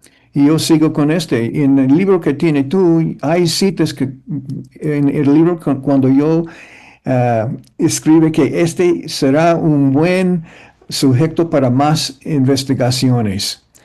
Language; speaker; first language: Spanish; early bilingual, heritage; English